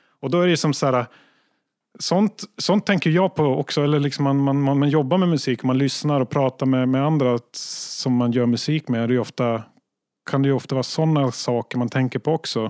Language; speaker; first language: Swedish; native; Swedish